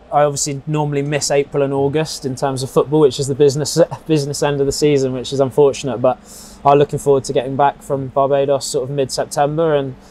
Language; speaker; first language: English; native; English